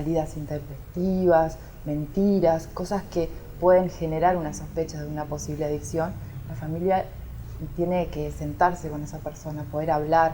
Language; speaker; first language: Spanish; native; Spanish